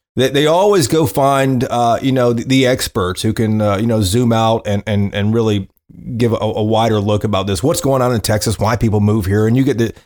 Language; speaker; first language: English; native; English